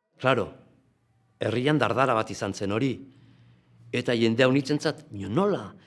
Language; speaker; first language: Basque; native; Basque